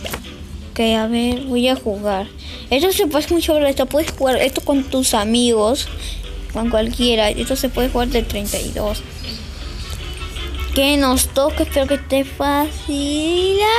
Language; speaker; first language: Spanish; native; Spanish